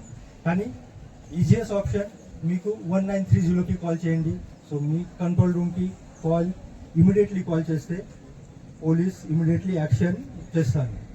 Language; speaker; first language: Telugu; non-native, learner; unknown